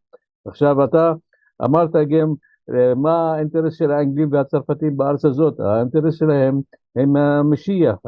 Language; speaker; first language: Hebrew; non-native, local second language; Arabic